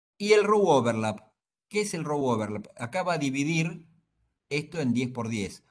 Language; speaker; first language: Spanish; native; Spanish